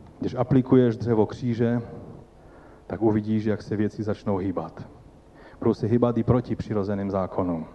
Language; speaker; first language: Czech; non-native, local second language; Polish